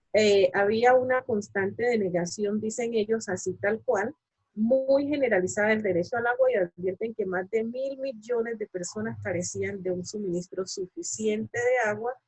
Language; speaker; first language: Spanish; native; Spanish